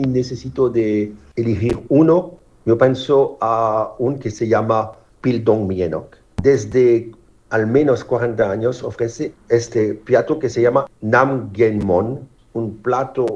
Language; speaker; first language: Spanish; non-native, fluent; French